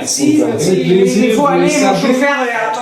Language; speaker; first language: French; non-native, learner; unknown